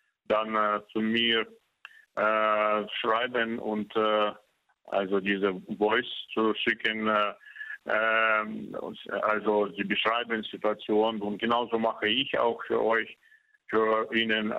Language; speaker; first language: German; non-native, fluent; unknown